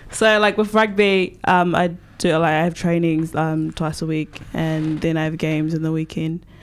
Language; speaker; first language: English; native; English